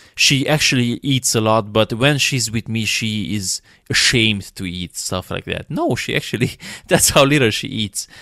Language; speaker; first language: English; non-native, fluent; Romanian